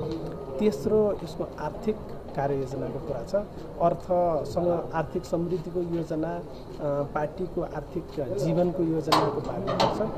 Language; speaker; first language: Nepali; native; Nepali